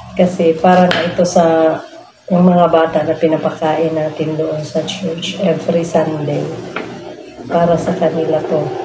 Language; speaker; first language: Filipino; non-native, local second language; Cebuano